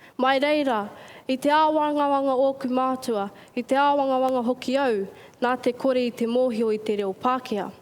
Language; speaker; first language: Māori; native; Māori